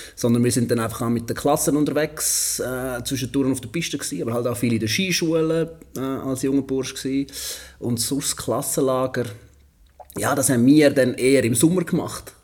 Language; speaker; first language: German; native; German